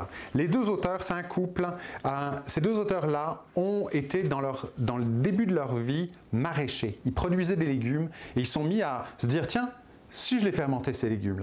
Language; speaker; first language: French; native; French